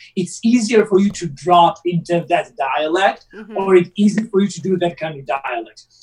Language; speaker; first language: English; non-native, fluent; Italian